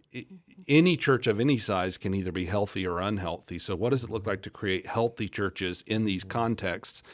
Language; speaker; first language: English; native; English